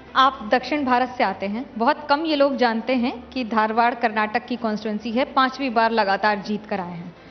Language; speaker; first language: Hindi; native; Hindi